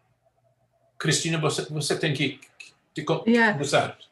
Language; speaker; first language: Portuguese; non-native, fluent; English